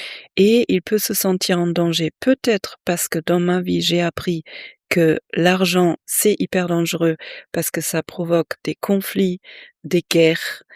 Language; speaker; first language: French; native; French